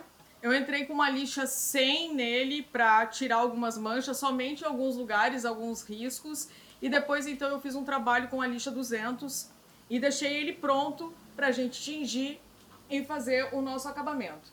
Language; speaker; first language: Portuguese; native; Portuguese